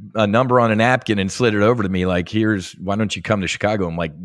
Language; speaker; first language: English; native; English